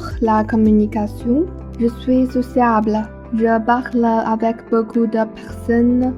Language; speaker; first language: French; non-native, learner; Chinese